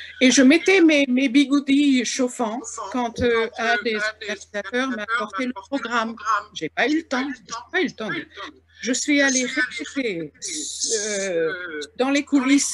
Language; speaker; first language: French; non-native, fluent; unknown